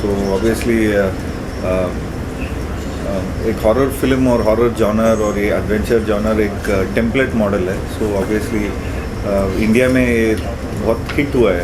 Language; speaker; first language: Hindi; non-native, local second language; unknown